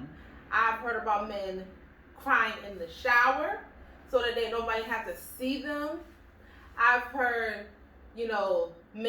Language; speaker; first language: English; native; English